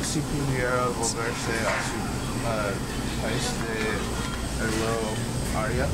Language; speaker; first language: Spanish; non-native, learner; English